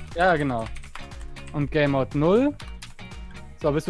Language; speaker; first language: German; native; German